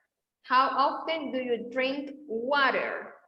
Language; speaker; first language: English; non-native, fluent; Spanish